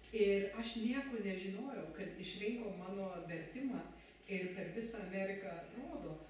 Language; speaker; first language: Lithuanian; early bilingual, heritage; Lithuanian